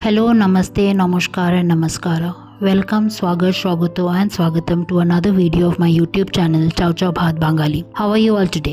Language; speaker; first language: English; non-native, local second language; Bangla